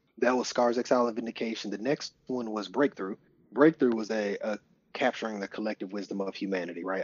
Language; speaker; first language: English; native; English